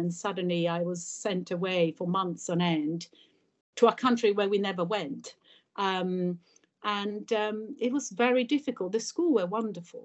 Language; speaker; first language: English; early bilingual, other home language; Italian